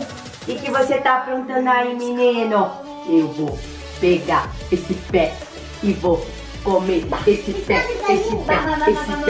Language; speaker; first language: Portuguese; native; Portuguese